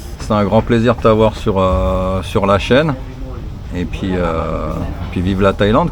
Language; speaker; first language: French; native; French